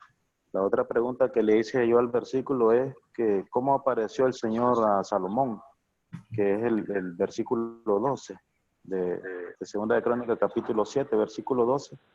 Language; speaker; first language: Spanish; native; Spanish